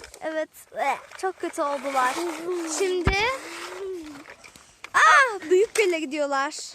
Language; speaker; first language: Turkish; native; Turkish